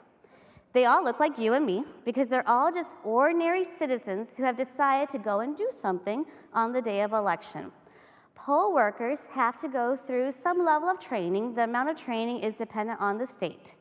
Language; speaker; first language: English; native; English